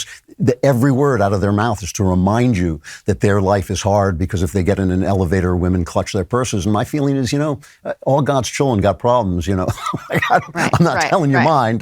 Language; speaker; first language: English; native; English